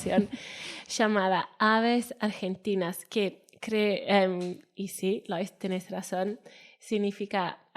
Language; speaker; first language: Spanish; non-native, fluent; Welsh